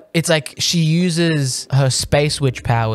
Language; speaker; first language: English; native; English